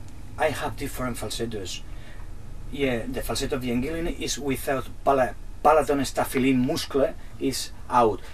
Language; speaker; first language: English; non-native, learner; Spanish